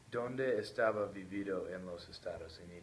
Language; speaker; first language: Spanish; non-native, learner; English